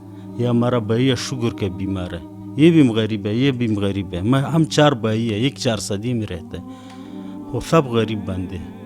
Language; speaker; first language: Hindi; non-native, learner; Pashto